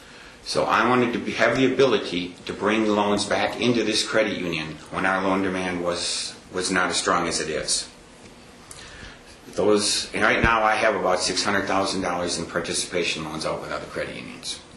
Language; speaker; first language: English; native; English